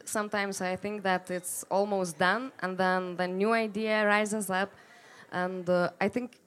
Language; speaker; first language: English; non-native, fluent; Lithuanian